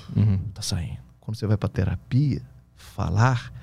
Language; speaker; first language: Portuguese; native; Portuguese